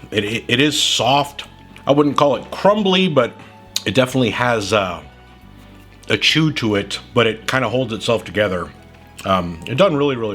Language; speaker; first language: English; native; English